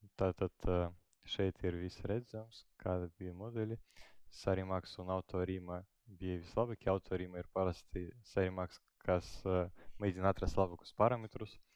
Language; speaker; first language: Latvian; non-native, local second language; Russian